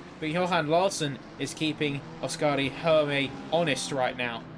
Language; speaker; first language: English; native; English